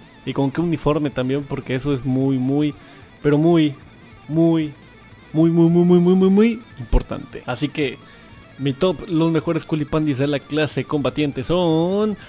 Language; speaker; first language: Spanish; native; Spanish